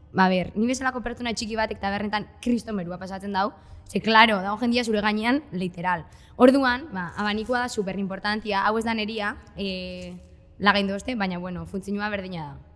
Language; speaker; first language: Basque; native; Basque